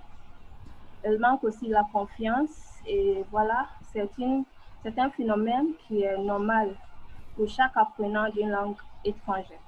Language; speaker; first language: French; non-native, fluent; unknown